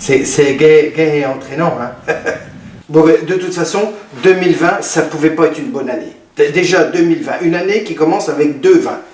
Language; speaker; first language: French; native; French